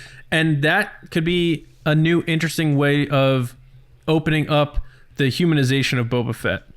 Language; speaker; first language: English; native; English